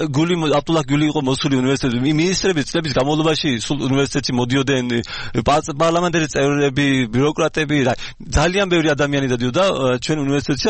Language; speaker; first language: Georgian; early bilingual, heritage; Georgian